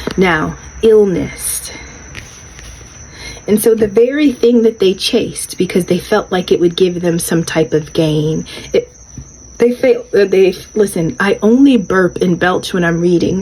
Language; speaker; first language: English; native; English